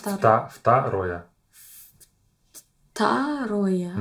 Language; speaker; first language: Russian; non-native, learner; English